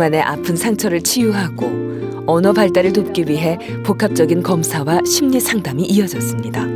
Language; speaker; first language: Korean; native; Korean